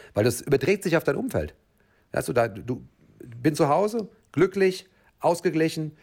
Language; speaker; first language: German; native; German